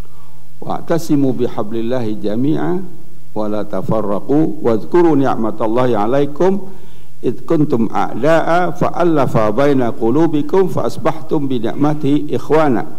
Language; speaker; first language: Arabic; non-native, fluent; Indonesian